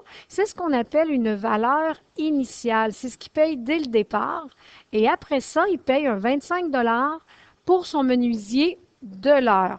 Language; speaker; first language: French; native; French